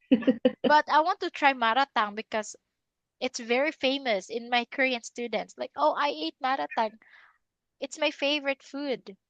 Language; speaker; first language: English; non-native, local second language; Filipino